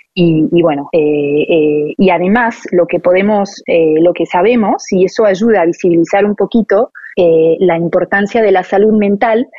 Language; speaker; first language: Spanish; non-native, fluent; French